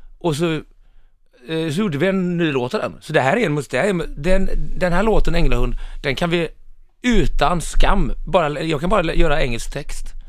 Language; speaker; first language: Swedish; native; Swedish